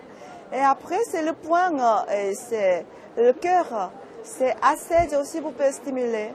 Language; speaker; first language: French; non-native, fluent; Korean